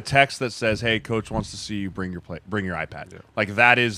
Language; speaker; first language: English; native; English